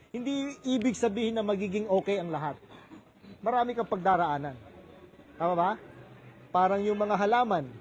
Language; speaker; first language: Filipino; native; Filipino